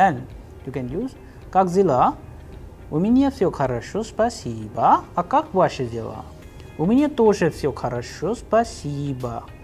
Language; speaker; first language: Russian; non-native, fluent; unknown